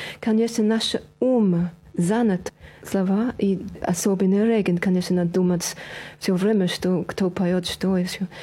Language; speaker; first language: Russian; non-native, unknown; French